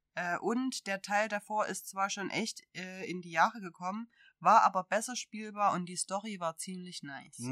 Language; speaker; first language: German; native; German